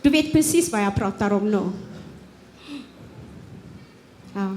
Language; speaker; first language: Swedish; non-native, learner; Amharic